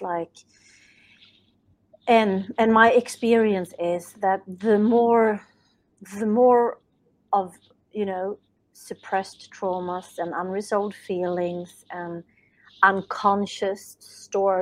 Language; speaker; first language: English; non-native, fluent; Swedish